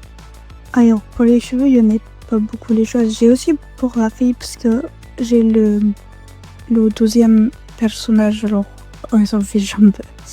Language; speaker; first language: French; non-native, learner; Spanish